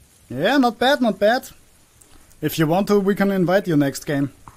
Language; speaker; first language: English; non-native, fluent; German